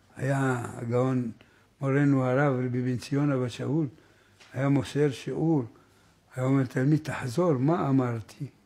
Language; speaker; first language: Hebrew; native; Hebrew